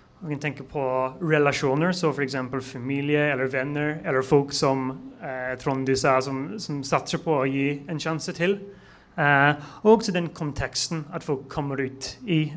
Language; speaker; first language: Norwegian; non-native, fluent; English